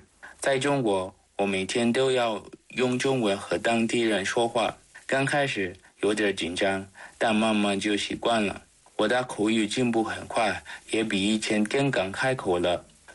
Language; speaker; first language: Chinese; non-native, fluent; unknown